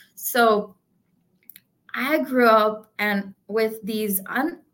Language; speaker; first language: English; non-native, local second language; Gujarati